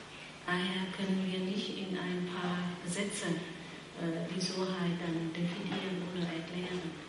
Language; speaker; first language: German; non-native, fluent; Vietnamese